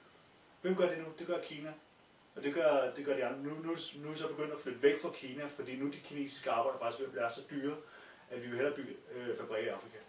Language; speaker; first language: Danish; native; Danish